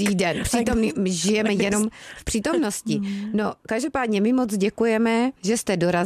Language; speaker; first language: Czech; native; Czech